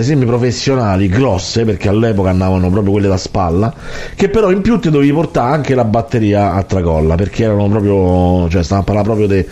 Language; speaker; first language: Italian; native; Italian